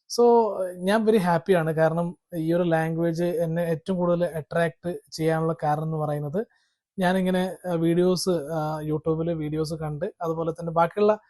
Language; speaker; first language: Malayalam; non-native, fluent; Kannada